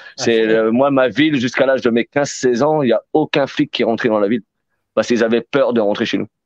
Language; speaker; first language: French; native; French